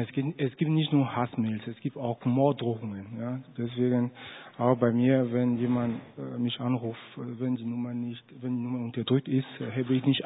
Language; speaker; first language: German; non-native, fluent; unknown